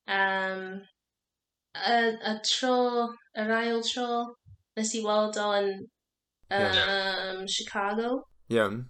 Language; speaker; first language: Welsh; non-native, learner; English